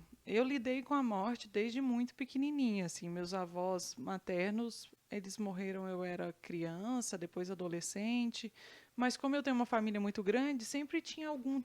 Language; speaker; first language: Portuguese; native; Portuguese